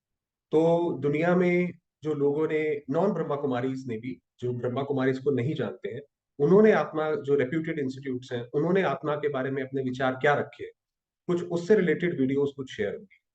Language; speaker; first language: Hindi; native; Hindi